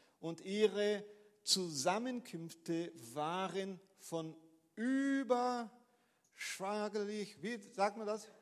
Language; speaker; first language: German; non-native, fluent; Portuguese